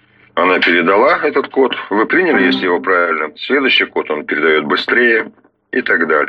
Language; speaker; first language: Russian; native; Russian